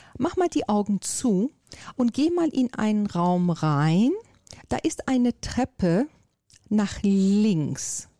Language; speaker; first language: German; non-native, fluent; Persian